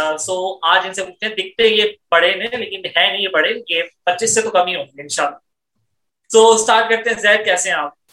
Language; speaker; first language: Urdu; native; Urdu